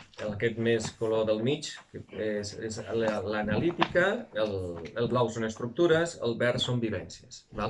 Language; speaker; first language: Catalan; native; Catalan